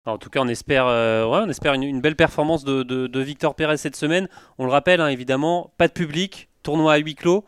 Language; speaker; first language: French; native; French